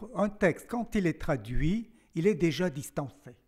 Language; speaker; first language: French; non-native, local second language; Armenian